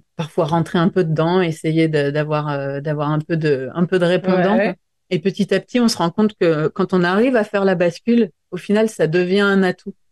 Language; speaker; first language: French; native; French